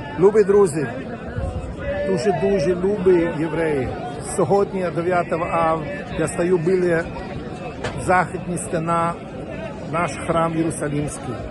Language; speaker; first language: Ukrainian; non-native, learner; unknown